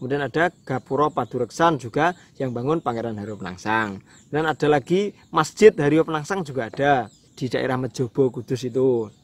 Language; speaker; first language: Indonesian; non-native, local second language; Javanese